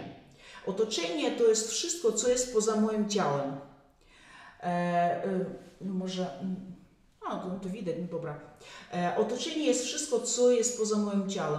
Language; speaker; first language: Polish; non-native, fluent; Russian